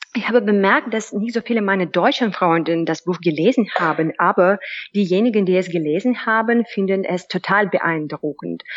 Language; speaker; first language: German; non-native, fluent; Russian